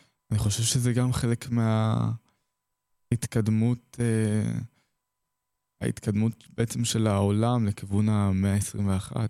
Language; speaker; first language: Hebrew; native; Hebrew